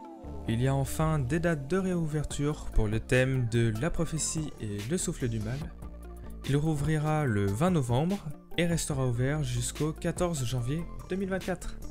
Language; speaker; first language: French; native; French